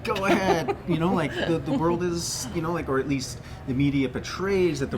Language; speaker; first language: English; native; English